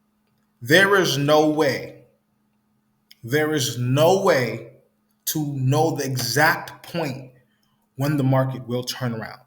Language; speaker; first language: English; native; English